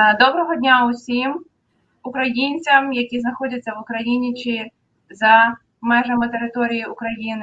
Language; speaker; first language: Ukrainian; native; Ukrainian